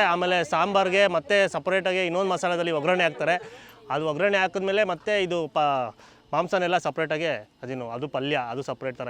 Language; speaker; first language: Kannada; native; Kannada